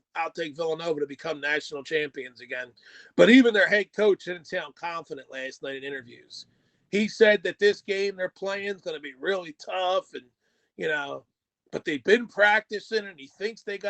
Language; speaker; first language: English; native; English